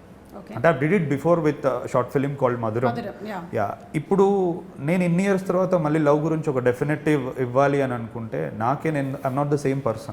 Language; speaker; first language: Telugu; native; Telugu